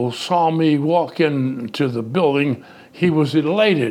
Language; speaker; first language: English; early bilingual, other home language; Italian